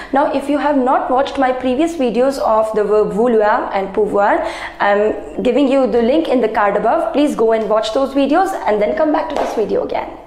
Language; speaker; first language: English; non-native, local second language; Hindi